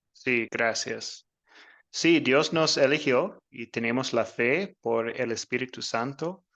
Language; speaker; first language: Spanish; non-native, fluent; English